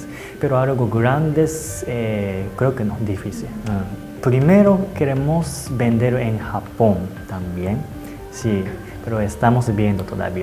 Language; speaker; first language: Spanish; non-native, learner; Japanese